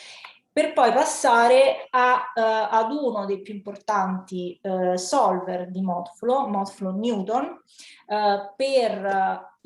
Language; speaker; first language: Italian; native; Italian